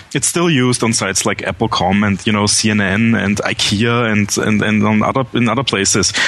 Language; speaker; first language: English; non-native, fluent; German